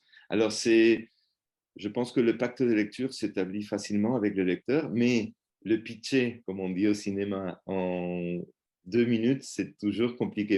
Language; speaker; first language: French; non-native, fluent; Spanish